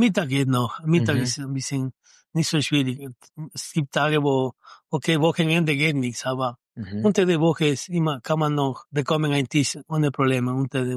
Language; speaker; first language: German; non-native, learner; Spanish